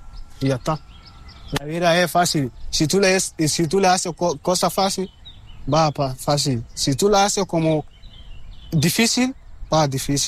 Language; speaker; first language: Spanish; non-native, learner; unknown